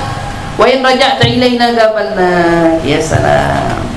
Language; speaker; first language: Indonesian; native; Indonesian